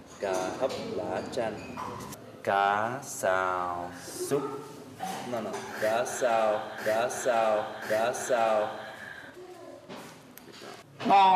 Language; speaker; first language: Vietnamese; non-native, learner; English